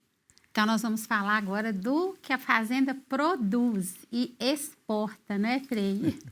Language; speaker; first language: Portuguese; native; Portuguese